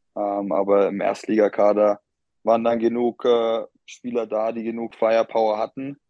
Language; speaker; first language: German; native; German